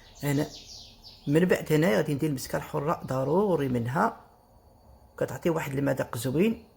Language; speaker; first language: Arabic; native; Arabic